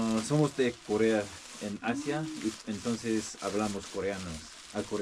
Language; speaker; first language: Spanish; non-native, learner; Korean